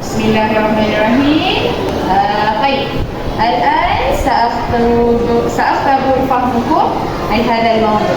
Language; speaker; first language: Arabic; non-native, learner; Malay